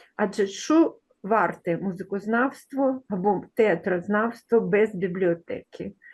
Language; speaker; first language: Ukrainian; native; Ukrainian